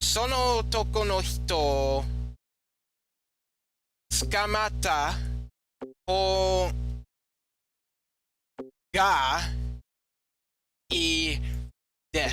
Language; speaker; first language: Japanese; non-native, learner; English